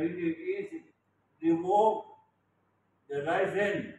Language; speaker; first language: English; non-native, learner; Thai